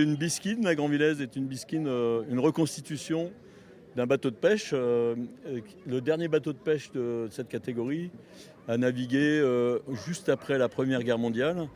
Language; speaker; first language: French; native; French